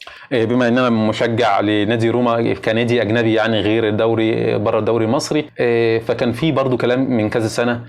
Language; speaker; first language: Arabic; native; Arabic